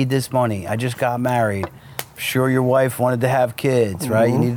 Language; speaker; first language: English; native; English